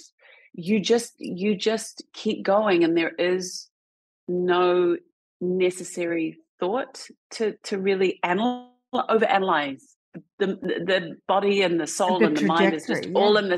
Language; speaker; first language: English; native; English